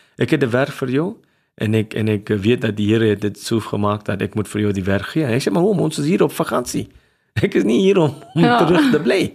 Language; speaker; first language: Afrikaans; non-native, local second language; English